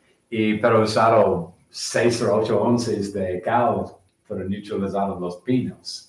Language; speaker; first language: Spanish; non-native, learner; English